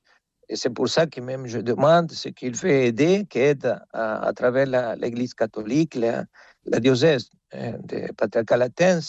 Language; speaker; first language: French; non-native, fluent; Spanish